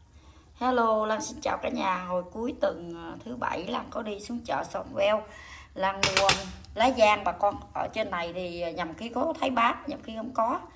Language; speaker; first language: Vietnamese; native; Vietnamese